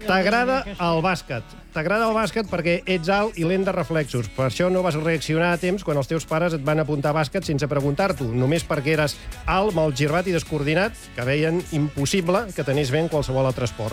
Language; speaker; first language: Catalan; native; Catalan